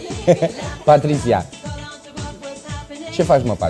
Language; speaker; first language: Romanian; native; Romanian